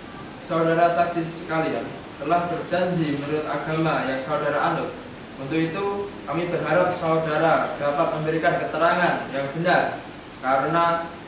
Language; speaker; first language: Indonesian; native; Indonesian